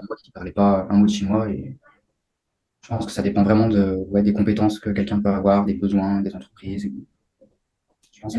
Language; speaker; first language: French; native; French